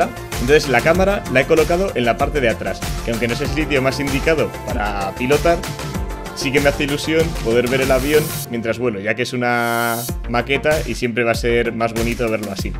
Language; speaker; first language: Spanish; native; Spanish